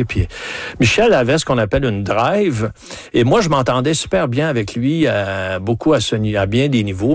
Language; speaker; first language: French; native; French